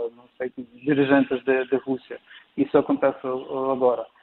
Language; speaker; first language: Portuguese; non-native, fluent; Ukrainian